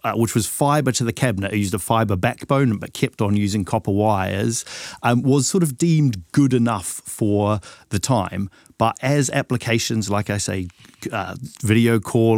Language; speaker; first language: English; native; English